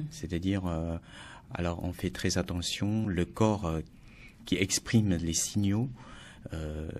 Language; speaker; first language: French; non-native, fluent; Chinese